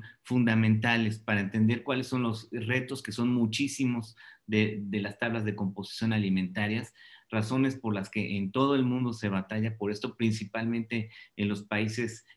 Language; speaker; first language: Spanish; native; Spanish